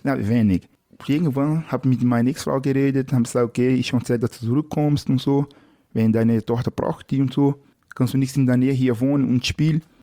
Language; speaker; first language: German; non-native, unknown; Portuguese